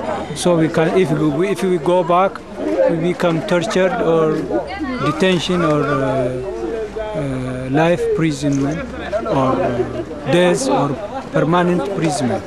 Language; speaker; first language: English; non-native, learner; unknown